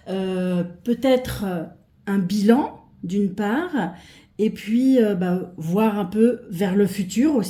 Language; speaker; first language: French; native; French